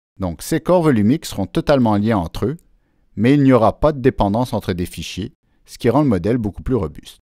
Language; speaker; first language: French; native; French